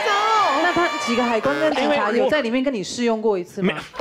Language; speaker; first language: Chinese; native; Chinese